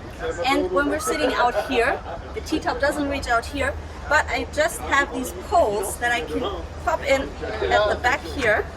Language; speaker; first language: English; non-native, fluent; German